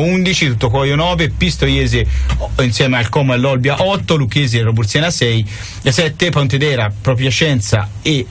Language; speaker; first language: Italian; native; Italian